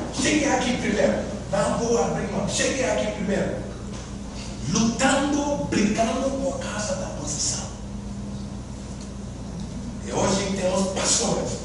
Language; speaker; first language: Portuguese; non-native, fluent; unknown